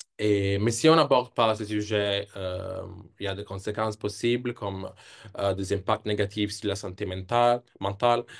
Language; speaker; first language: French; non-native, fluent; Italian